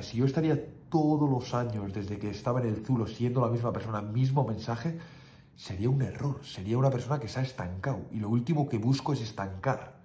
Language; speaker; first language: Spanish; native; Spanish